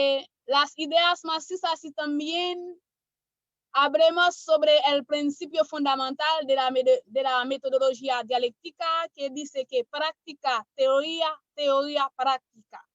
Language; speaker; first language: Spanish; non-native, learner; Haitian Creole